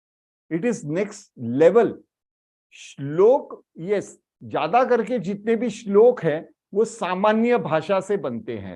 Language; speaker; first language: Hindi; native; Hindi